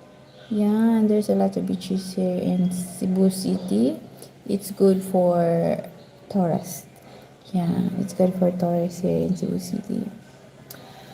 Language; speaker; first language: English; non-native, learner; Cebuano